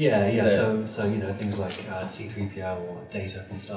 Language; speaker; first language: English; native; English